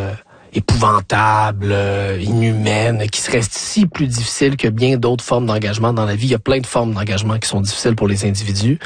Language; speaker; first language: French; native; French